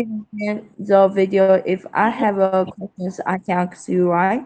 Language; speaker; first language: English; non-native, learner; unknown